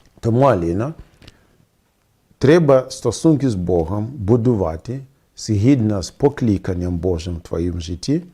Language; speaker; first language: Ukrainian; non-native, fluent; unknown